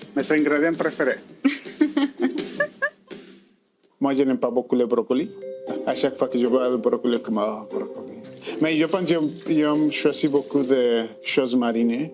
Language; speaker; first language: French; non-native, fluent; Spanish